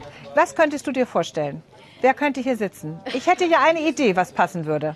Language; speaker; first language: German; native; German